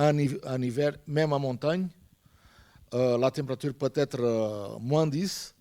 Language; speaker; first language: French; non-native, fluent; Portuguese